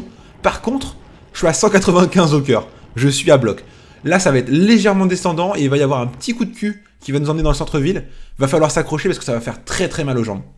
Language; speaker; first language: French; native; French